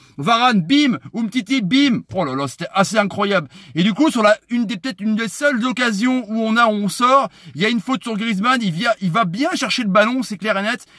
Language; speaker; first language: French; native; French